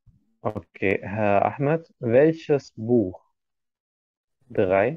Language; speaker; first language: German; non-native, fluent; Arabic